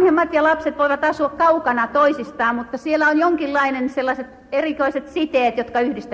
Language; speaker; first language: Finnish; native; Finnish